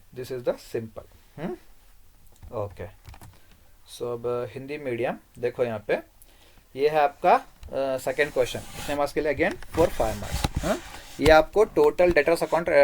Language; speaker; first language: Hindi; non-native, local second language; Kannada